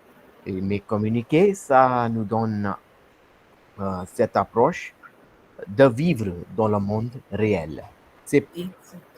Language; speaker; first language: French; non-native, learner; Hindi